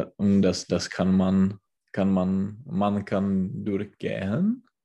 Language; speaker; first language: German; non-native, learner; Czech